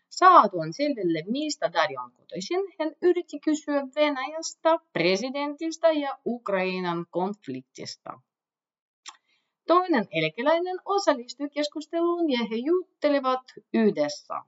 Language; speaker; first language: Finnish; non-native, learner; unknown